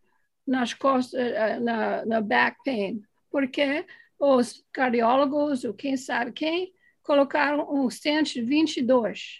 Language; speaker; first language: Portuguese; non-native, fluent; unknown